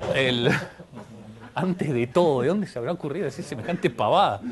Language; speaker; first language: Spanish; native; Spanish